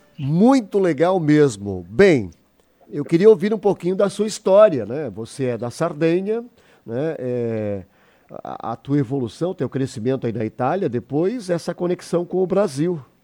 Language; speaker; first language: Portuguese; native; Portuguese